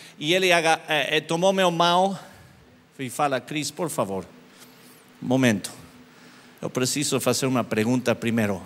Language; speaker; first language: Portuguese; non-native, learner; English